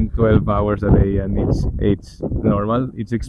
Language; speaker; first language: English; non-native, fluent; Spanish